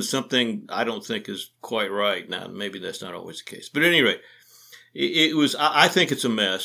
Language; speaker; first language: English; native; English